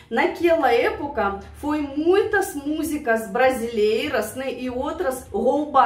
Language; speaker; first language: Portuguese; non-native, learner; Russian